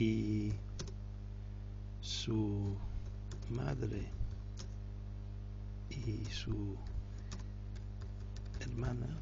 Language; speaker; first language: Spanish; non-native, fluent; English